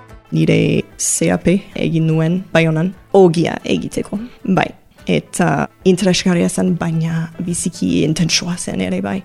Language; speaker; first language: Basque; non-native, learner; English